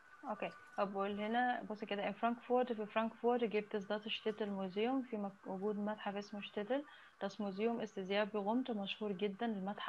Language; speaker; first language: German; non-native, learner; Arabic